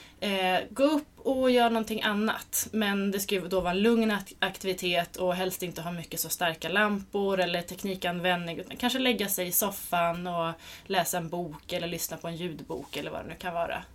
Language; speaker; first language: Swedish; native; Swedish